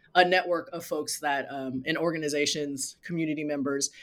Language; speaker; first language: English; native; English